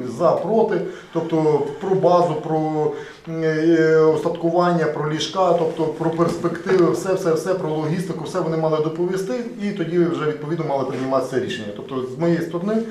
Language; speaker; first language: Ukrainian; native; Ukrainian